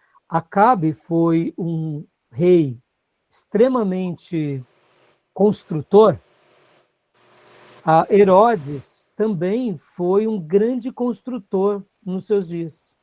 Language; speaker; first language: Portuguese; native; Portuguese